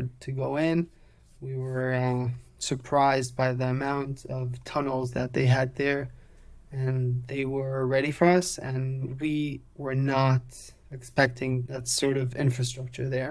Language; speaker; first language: English; non-native, fluent; Hebrew